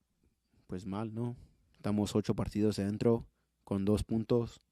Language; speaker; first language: Spanish; early bilingual, heritage; Spanish